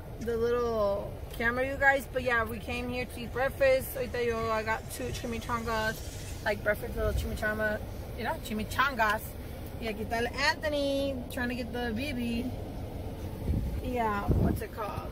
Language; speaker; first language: English; early bilingual, other home language; Spanish